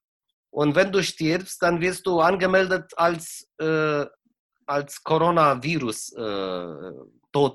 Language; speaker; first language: German; non-native, fluent; Romanian